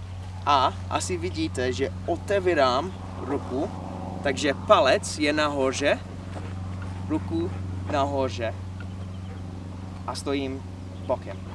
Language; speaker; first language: Czech; non-native, learner; English